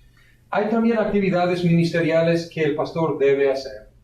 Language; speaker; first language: Spanish; non-native, fluent; English